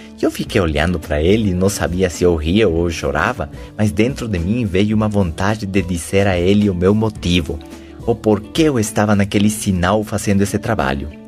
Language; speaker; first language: Portuguese; non-native, fluent; Spanish